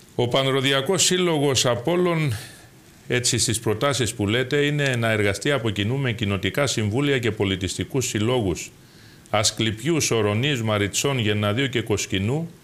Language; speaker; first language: Greek; native; Greek